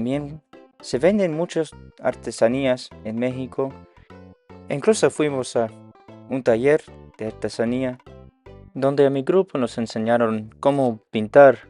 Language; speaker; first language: Spanish; non-native, learner; English